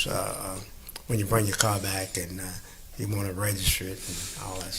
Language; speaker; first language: English; native; English